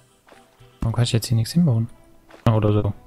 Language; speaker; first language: German; native; German